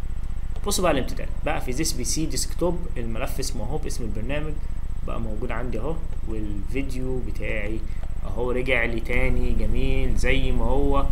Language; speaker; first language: Arabic; native; Arabic